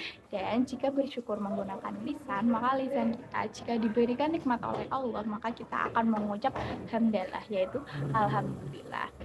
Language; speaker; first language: Indonesian; native; Indonesian